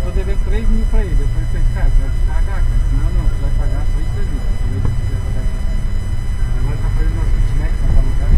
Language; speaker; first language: Portuguese; native; Portuguese